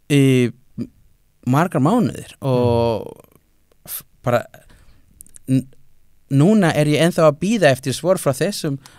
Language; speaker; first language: Icelandic; non-native, fluent; Spanish